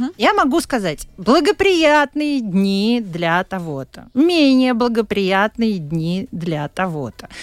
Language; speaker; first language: Russian; native; Russian